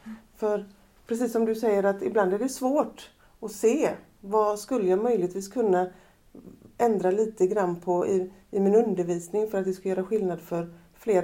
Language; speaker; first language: Swedish; native; Swedish